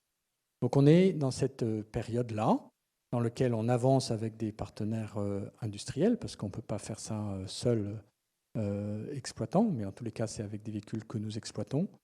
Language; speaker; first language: French; native; French